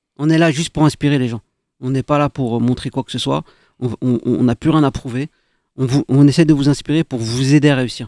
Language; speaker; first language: French; early bilingual, other home language; Arabic